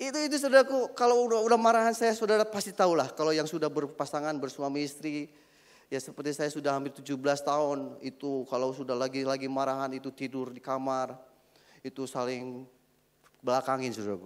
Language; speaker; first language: Indonesian; native; Indonesian